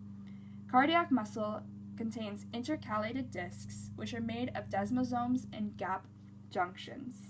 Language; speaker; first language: English; native; English